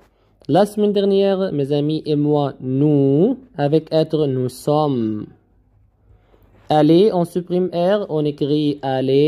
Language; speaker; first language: French; non-native, learner; Arabic